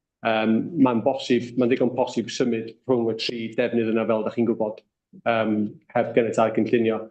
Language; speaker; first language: Welsh; native; Welsh